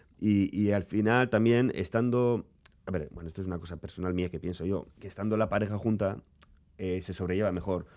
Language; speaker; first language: Spanish; native; Spanish